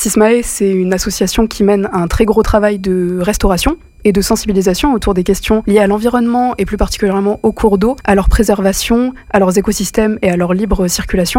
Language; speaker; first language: French; native; French